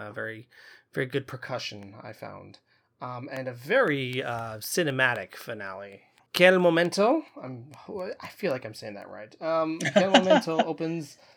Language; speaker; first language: English; native; English